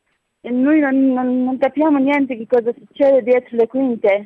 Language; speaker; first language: Italian; non-native, fluent; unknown